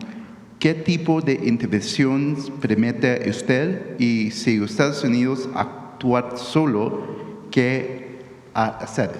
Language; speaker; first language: Spanish; early bilingual, heritage; Spanish